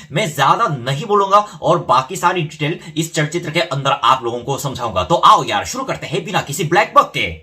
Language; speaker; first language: Hindi; non-native, fluent; Korean